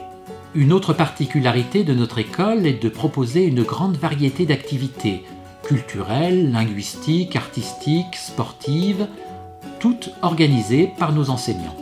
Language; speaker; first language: French; native; French